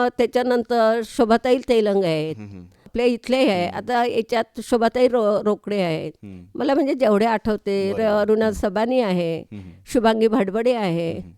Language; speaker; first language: Marathi; native; Marathi